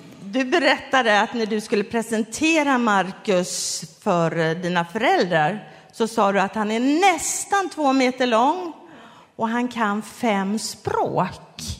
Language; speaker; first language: Swedish; native; Swedish